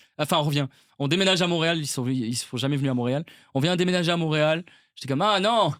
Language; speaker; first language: French; non-native, local second language; Arabic